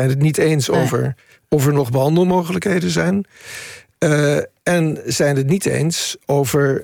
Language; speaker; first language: Dutch; native; Dutch